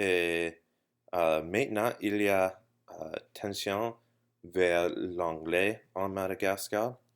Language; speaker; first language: French; non-native, learner; English